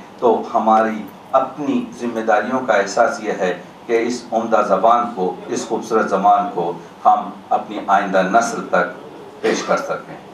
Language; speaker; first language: Urdu; native; Urdu